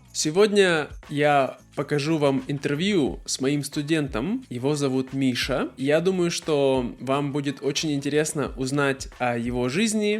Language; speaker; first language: Russian; native; Russian